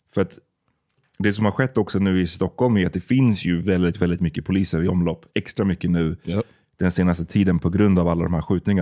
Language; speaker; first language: Swedish; native; Swedish